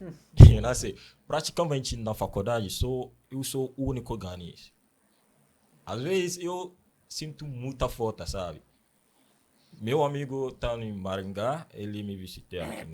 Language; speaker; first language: Portuguese; non-native, learner; Akan